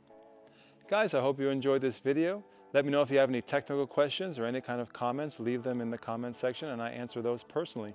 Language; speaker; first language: English; native; English